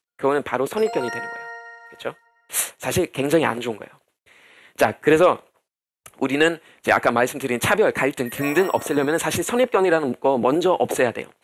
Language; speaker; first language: Korean; non-native, fluent; German